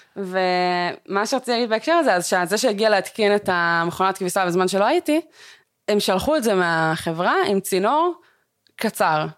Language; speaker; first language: Hebrew; native; Hebrew